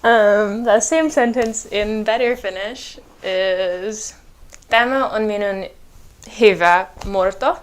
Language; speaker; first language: Finnish; non-native, fluent; English